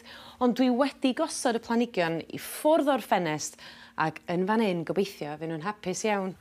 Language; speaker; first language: Welsh; native; Welsh